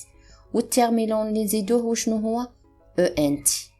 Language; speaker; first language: Arabic; native; Arabic